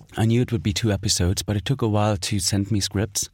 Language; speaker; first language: English; non-native, fluent; German